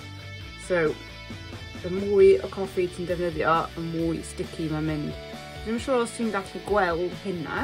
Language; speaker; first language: Welsh; non-native, local second language; English